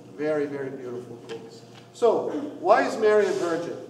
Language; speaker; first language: English; non-native, fluent; Arabic